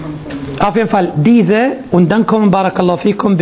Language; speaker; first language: German; non-native, fluent; Arabic